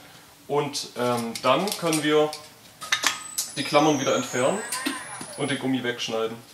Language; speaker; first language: German; native; German